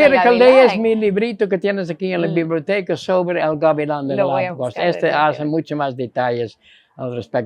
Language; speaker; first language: Spanish; non-native, fluent; Dutch